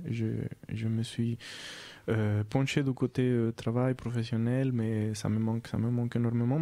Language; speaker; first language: French; non-native, fluent; Spanish